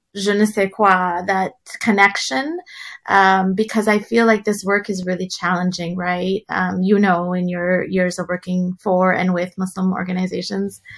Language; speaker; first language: English; native; English